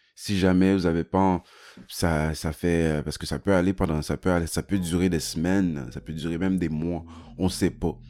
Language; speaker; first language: French; native; French